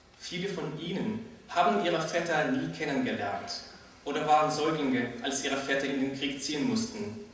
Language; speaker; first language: German; non-native, fluent; Russian